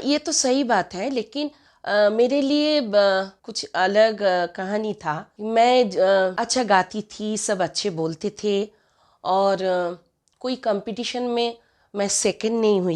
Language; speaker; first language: Hindi; non-native, local second language; Bangla